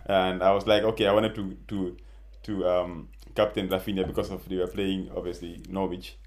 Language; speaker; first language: English; non-native, local second language; Wolof